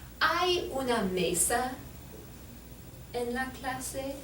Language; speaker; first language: Spanish; non-native, fluent; English